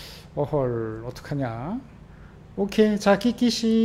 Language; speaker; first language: Korean; native; Korean